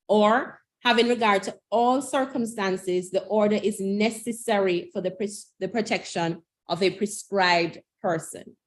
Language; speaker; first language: English; native; English